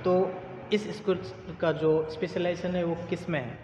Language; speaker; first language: Hindi; non-native, local second language; Assamese